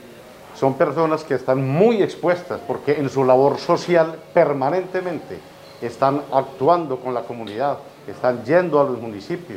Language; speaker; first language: Spanish; native; Spanish